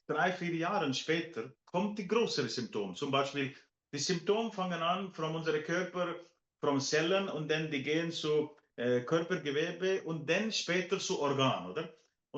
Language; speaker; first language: German; non-native, fluent; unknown